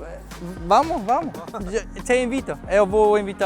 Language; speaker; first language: Portuguese; non-native, learner; English